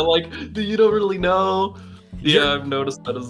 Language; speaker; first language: English; native; English